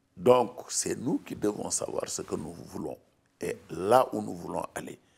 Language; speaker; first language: French; non-native, local second language; Wolof